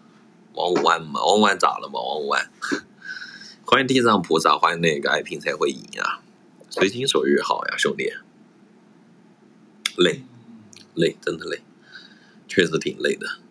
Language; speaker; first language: Chinese; native; Chinese